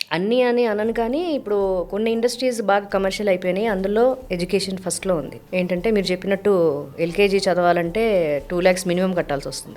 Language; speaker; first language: Telugu; native; Telugu